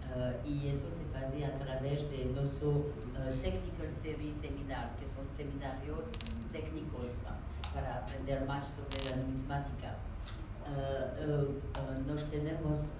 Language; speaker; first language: Portuguese; non-native, learner; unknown